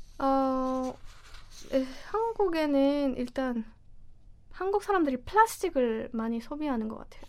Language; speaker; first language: Korean; non-native, fluent; Estonian